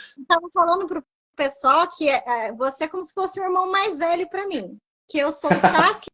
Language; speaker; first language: Portuguese; native; Portuguese